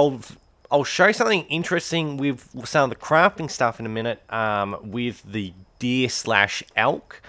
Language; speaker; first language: English; native; English